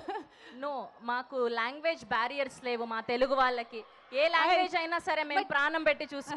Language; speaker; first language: Telugu; native; Telugu